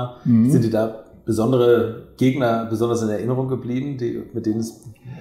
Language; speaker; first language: German; native; German